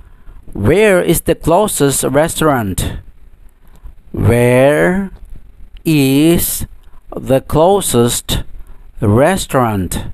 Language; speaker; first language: English; non-native, fluent; Indonesian